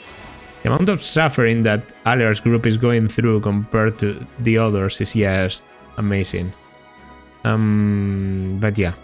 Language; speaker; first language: English; non-native, fluent; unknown